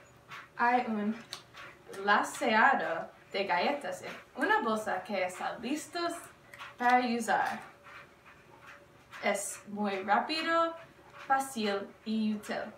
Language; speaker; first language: Spanish; non-native, learner; English